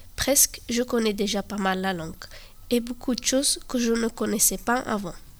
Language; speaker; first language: French; non-native, learner; Arabic